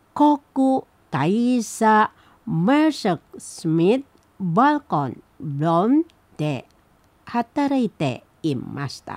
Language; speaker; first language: Japanese; non-native, learner; Indonesian